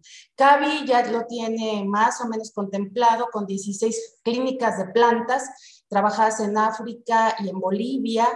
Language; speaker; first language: Spanish; native; Spanish